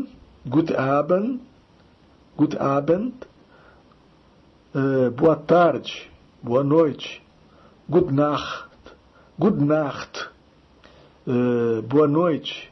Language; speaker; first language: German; non-native, fluent; Portuguese